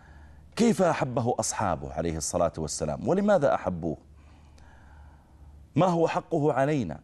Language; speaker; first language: Arabic; native; Arabic